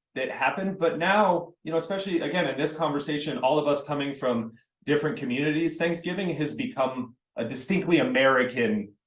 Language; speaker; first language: English; native; English